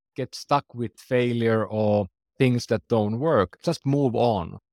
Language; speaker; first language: English; non-native, fluent; Finnish